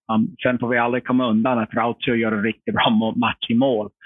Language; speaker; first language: Swedish; non-native, fluent; English